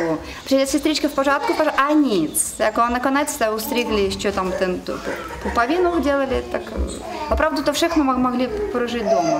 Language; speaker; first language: Czech; non-native, learner; Russian